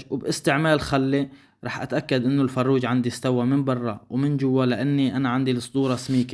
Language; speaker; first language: Arabic; native; Arabic